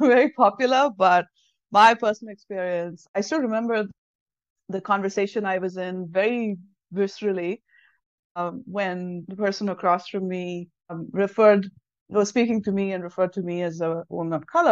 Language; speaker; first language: English; non-native, local second language; Tamil